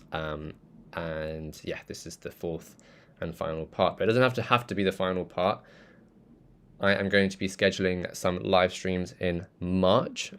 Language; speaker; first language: English; early bilingual, other home language; Tamil